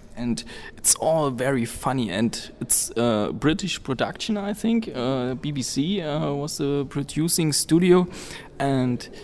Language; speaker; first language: English; non-native, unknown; German